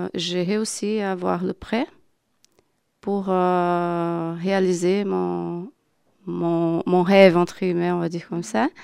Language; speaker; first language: French; non-native, fluent; Portuguese